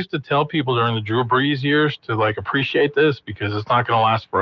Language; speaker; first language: English; native; English